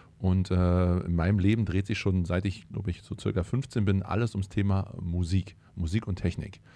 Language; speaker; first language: German; native; German